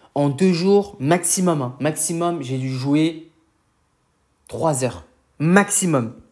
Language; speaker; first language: French; native; French